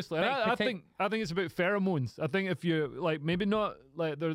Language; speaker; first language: English; native; English